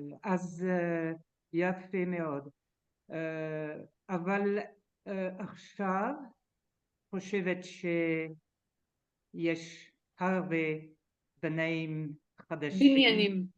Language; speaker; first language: Hebrew; non-native, learner; French